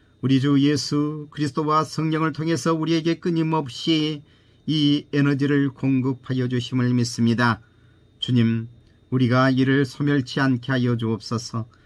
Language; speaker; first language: Korean; native; Korean